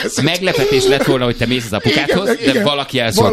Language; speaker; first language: Hungarian; native; Hungarian